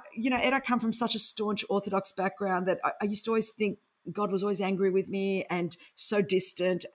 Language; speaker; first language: English; non-native, local second language; Greek